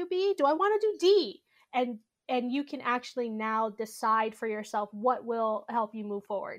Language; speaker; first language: English; native; English